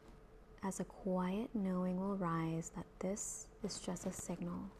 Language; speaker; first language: English; native; English